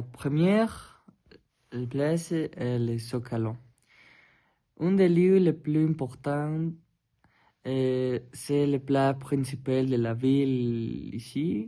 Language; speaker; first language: French; non-native, learner; Spanish